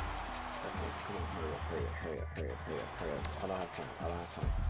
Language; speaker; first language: English; native; English